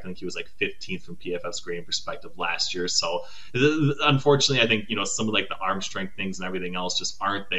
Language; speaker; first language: English; native; English